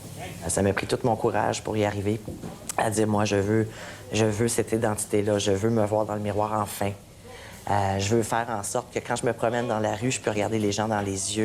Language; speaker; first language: French; native; French